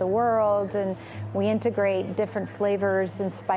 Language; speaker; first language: English; non-native, fluent; Romanian